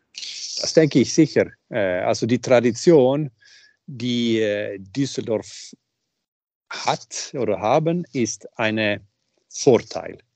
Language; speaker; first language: German; non-native, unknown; Swedish